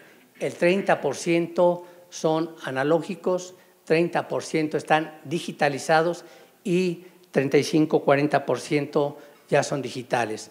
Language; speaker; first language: Spanish; native; Spanish